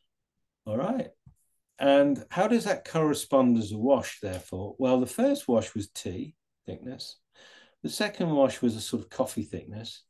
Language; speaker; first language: English; native; English